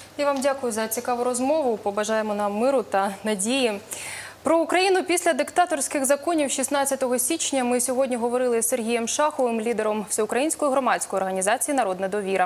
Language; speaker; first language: Ukrainian; native; Ukrainian